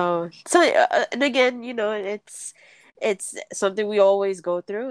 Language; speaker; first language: English; native; English